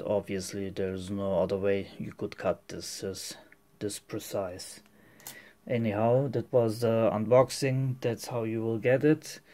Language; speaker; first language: English; non-native, fluent; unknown